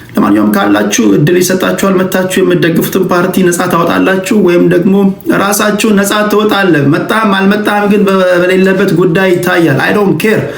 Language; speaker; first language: Amharic; native; Amharic